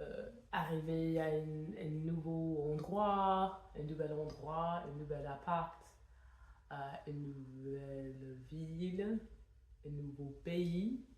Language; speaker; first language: French; non-native, fluent; English